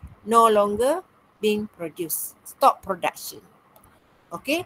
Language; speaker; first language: English; non-native, local second language; Malay